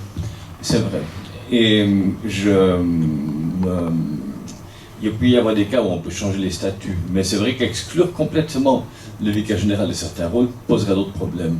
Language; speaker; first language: French; native; French